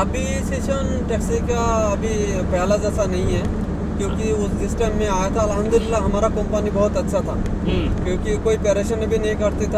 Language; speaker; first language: Hindi; non-native, fluent; Bangla